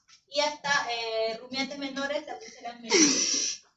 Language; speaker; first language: Spanish; native; Spanish